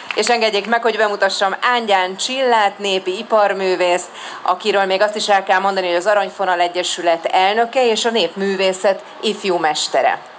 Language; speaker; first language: Hungarian; native; Hungarian